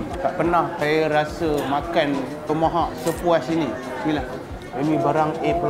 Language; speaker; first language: Malay; native; Malay